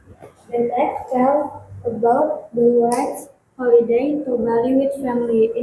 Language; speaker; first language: English; non-native, learner; Indonesian